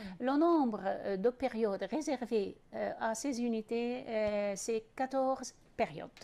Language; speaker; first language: French; non-native, fluent; Arabic